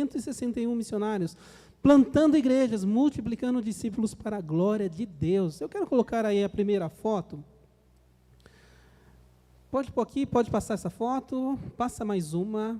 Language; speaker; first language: Portuguese; native; Portuguese